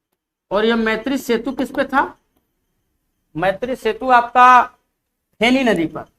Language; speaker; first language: Hindi; native; Hindi